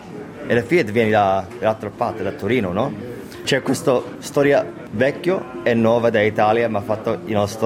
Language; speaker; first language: Italian; early bilingual, heritage; English